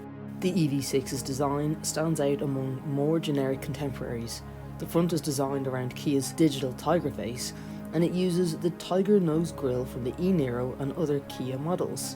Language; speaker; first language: English; native; English